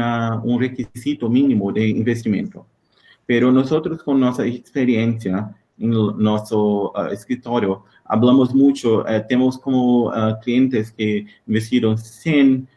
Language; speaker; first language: Spanish; non-native, learner; Portuguese